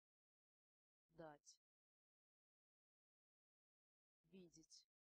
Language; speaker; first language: Russian; non-native, learner; English